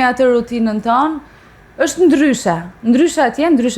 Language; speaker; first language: Albanian; native; Albanian